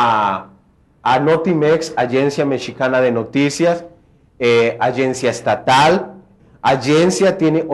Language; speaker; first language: Portuguese; non-native, fluent; Spanish